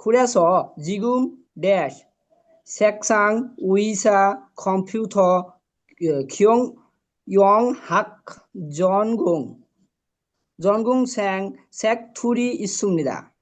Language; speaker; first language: Korean; non-native, learner; Bangla